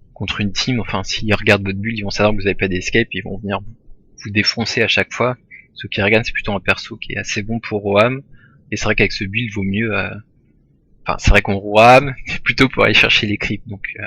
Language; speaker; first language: French; native; French